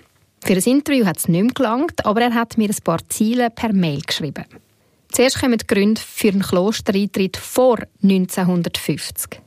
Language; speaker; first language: German; native; German